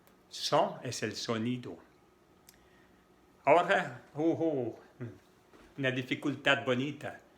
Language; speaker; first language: Spanish; non-native, fluent; French